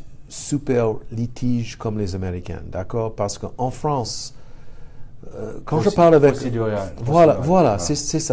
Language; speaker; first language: French; non-native, fluent; English